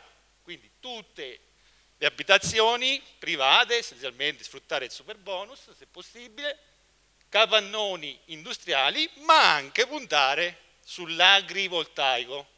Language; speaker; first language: Italian; native; Italian